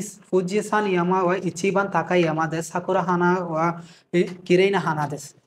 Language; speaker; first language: Japanese; non-native, learner; Bangla